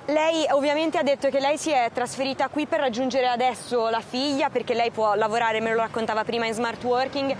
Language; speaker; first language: Italian; native; Italian